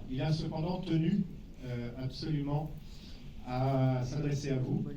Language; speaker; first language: French; native; French